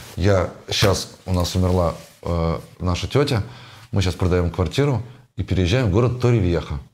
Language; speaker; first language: Russian; native; Russian